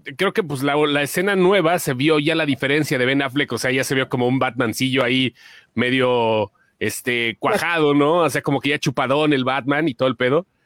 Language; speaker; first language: Spanish; native; Spanish